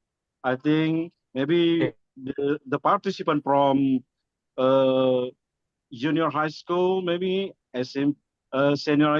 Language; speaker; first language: English; non-native, learner; Indonesian